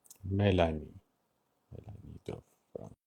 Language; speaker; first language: French; non-native, fluent; Persian